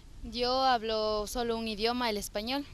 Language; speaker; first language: Spanish; non-native, local second language; Quechua